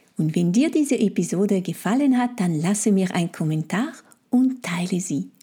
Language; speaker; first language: German; non-native, fluent; French